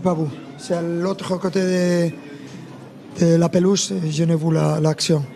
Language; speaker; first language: French; non-native, fluent; Spanish